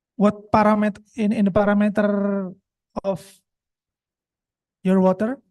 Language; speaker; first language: English; non-native, local second language; Indonesian